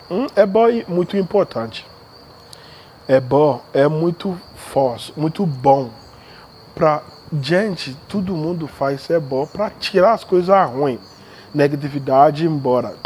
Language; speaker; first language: Portuguese; non-native, learner; Yoruba